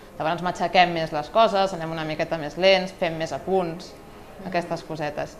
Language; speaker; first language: Catalan; native; Catalan